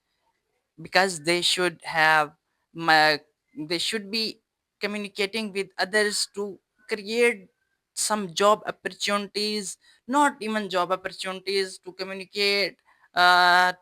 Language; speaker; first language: English; non-native, fluent; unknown